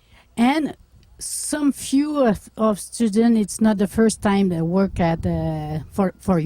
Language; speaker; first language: English; non-native, local second language; French